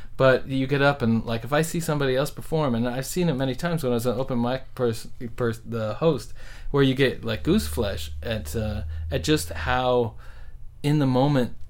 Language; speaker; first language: English; native; English